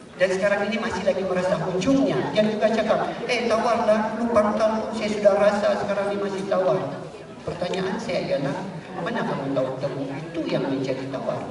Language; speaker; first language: Malay; native; Malay